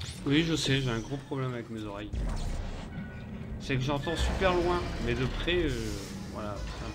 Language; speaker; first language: French; native; French